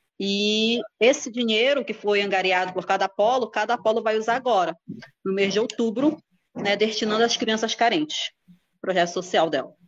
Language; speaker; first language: Portuguese; native; Portuguese